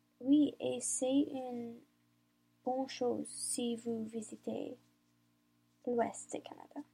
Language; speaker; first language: French; non-native, learner; English